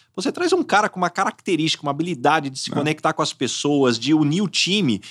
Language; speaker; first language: Portuguese; native; Portuguese